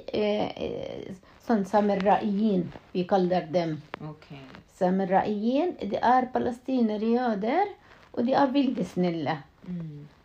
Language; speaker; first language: Norwegian; non-native, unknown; Arabic